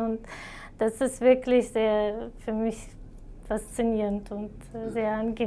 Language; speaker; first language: German; non-native, fluent; Romanian